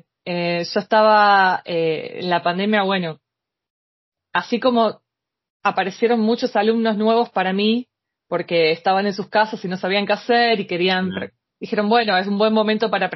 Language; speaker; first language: Spanish; native; Spanish